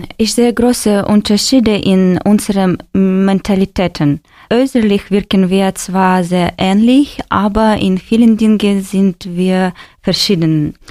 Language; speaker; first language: German; non-native, learner; Russian